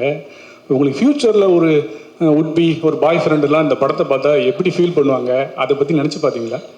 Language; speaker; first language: Tamil; native; Tamil